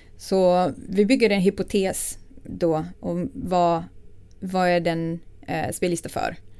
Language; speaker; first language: Swedish; non-native, fluent; Portuguese